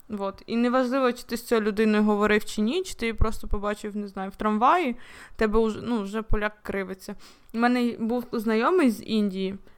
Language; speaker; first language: Ukrainian; native; Ukrainian